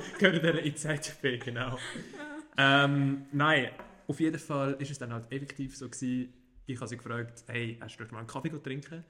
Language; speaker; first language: German; native; German